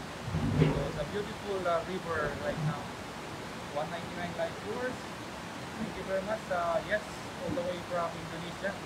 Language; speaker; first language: English; non-native, local second language; Filipino